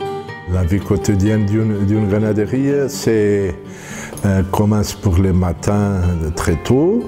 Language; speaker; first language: French; non-native, fluent; Portuguese